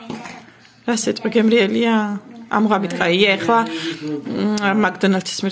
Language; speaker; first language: Georgian; native; Georgian